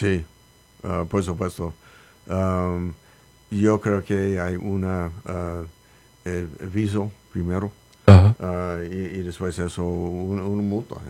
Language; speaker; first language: Spanish; non-native, learner; English